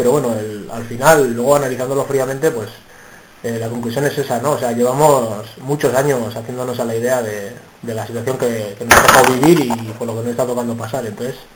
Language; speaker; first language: Spanish; native; Spanish